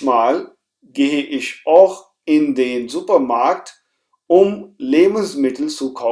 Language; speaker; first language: German; non-native, fluent; Hindi